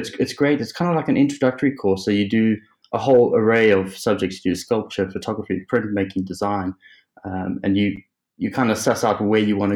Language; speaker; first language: English; native; English